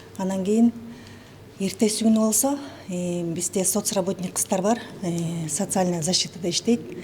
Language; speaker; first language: Kyrgyz; native; Kyrgyz